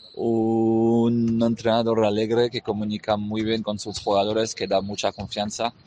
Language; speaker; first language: Spanish; non-native, fluent; French